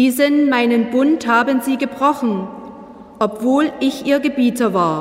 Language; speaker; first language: German; native; German